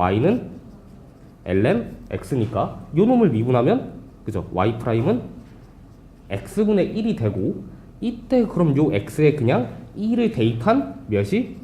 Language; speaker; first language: Korean; native; Korean